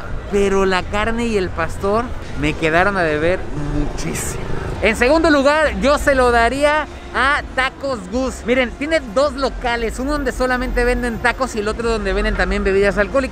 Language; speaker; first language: Spanish; native; Spanish